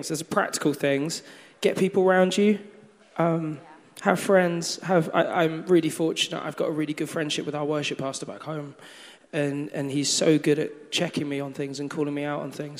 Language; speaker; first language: English; native; English